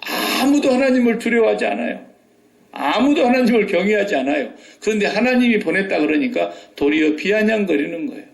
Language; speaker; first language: Korean; native; Korean